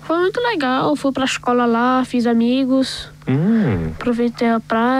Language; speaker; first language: Portuguese; early bilingual, heritage; Portuguese